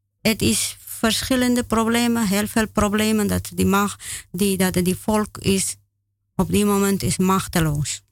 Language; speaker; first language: Dutch; non-native, learner; Spanish